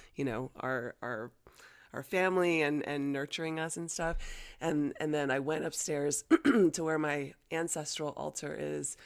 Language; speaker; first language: English; early bilingual, other home language; Chinese